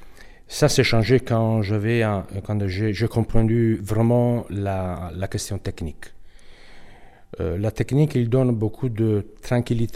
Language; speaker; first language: French; non-native, learner; Italian